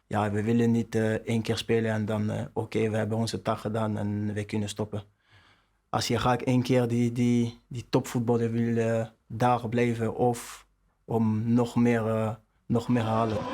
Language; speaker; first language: Dutch; non-native, learner; French